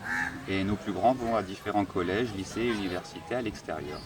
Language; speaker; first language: French; native; French